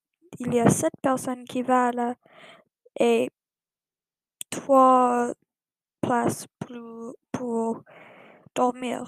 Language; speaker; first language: French; non-native, learner; English